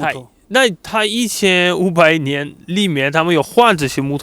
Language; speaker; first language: Chinese; non-native, fluent; Russian